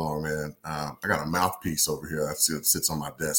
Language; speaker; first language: English; native; English